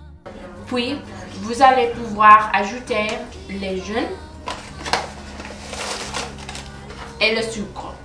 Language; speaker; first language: French; non-native, learner; English